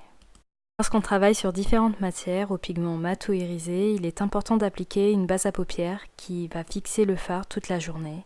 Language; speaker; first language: French; native; French